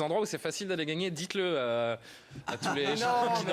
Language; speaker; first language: French; native; French